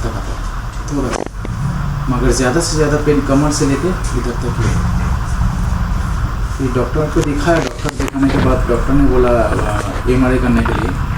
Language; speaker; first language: Hindi; non-native, local second language; Bangla